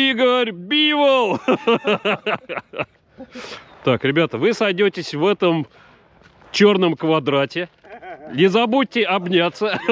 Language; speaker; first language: Russian; native; Russian